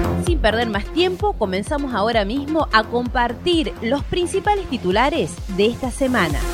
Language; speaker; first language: Spanish; native; Spanish